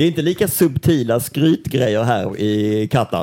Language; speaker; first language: Swedish; native; Swedish